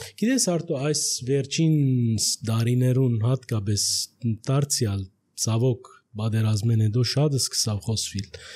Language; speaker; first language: Armenian; early bilingual, heritage; Armenian